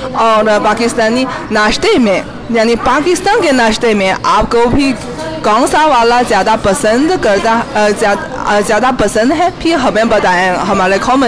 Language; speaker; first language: Hindi; non-native, fluent; Chinese